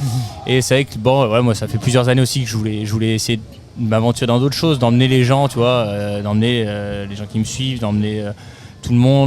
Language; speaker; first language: French; native; French